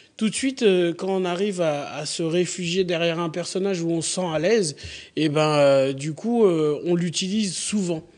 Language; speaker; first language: French; native; French